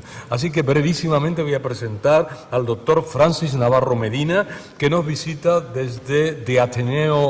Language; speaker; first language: Spanish; native; Spanish